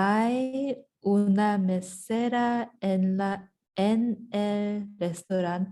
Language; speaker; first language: Spanish; non-native, learner; English